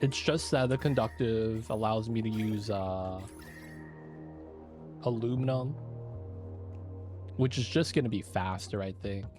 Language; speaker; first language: English; native; English